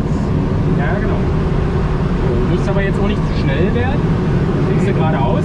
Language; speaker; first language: German; native; German